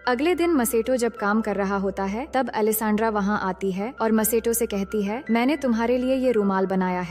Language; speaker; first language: Hindi; native; Hindi